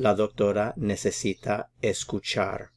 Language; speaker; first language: Spanish; non-native, fluent; English